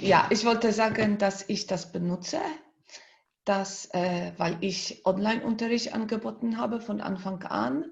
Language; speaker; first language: German; non-native, fluent; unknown